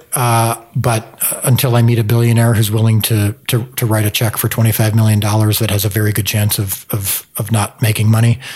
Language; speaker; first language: English; native; English